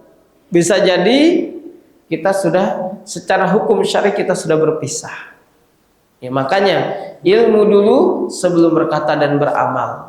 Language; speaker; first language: Indonesian; native; Indonesian